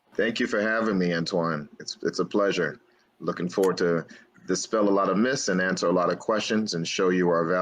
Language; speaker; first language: English; native; English